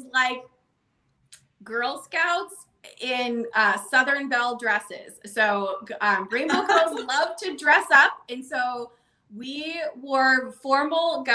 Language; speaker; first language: English; native; English